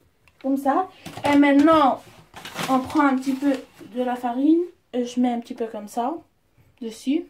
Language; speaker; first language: French; non-native, learner; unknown